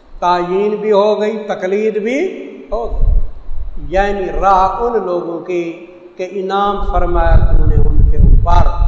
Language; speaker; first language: Urdu; non-native, local second language; Saraiki